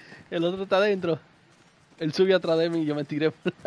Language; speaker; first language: Spanish; early bilingual, heritage; Spanish